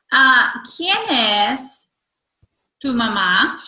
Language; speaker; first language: Spanish; non-native, fluent; English